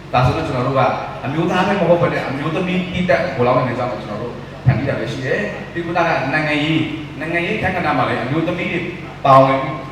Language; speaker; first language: Burmese; non-native, local second language; Shwe Palaung